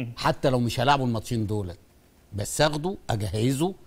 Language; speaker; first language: Arabic; native; Arabic